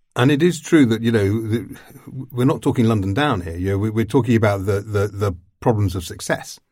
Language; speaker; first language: English; native; English